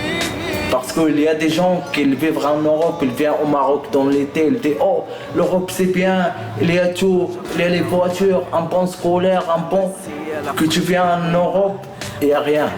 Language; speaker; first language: French; non-native, local second language; Arabic